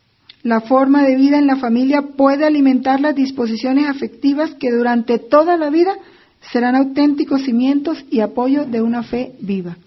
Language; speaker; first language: Spanish; native; Spanish